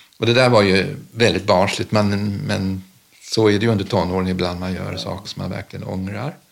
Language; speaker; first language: Swedish; early bilingual, other home language; German